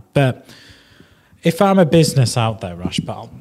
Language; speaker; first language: English; native; English